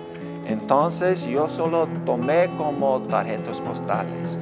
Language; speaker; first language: Spanish; non-native, learner; English